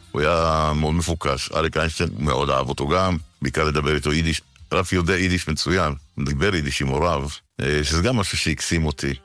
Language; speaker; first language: Hebrew; native; Hebrew